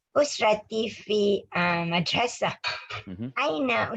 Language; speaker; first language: Arabic; non-native, learner; Malay